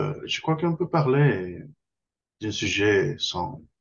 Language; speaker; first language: French; non-native, fluent; Spanish